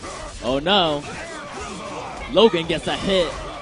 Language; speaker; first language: English; native; English